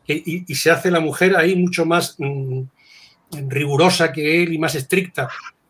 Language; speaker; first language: Spanish; native; Spanish